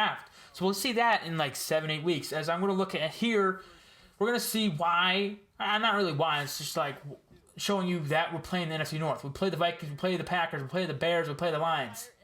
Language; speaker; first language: English; native; English